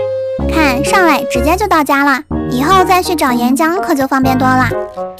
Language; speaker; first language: Chinese; native; Chinese